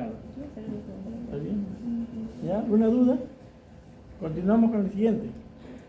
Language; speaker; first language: Spanish; native; Spanish